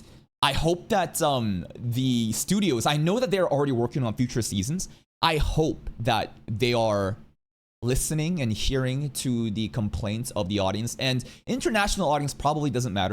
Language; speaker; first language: English; native; English